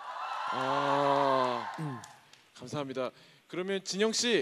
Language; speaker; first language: Korean; native; Korean